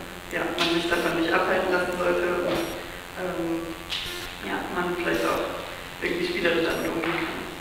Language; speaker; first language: German; native; German